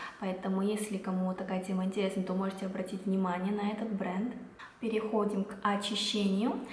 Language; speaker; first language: Russian; non-native, fluent; Korean